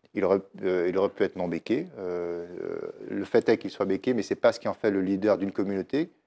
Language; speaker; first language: French; native; French